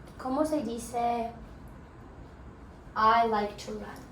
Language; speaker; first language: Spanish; non-native, learner; English